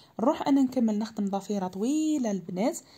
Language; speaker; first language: Arabic; native; Arabic